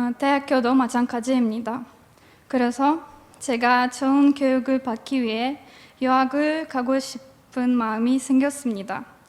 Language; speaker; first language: Korean; non-native, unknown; Russian